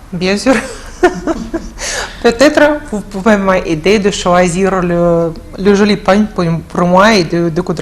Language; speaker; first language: French; non-native, fluent; Russian